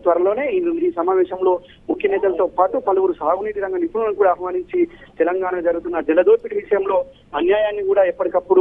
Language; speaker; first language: Telugu; native; Telugu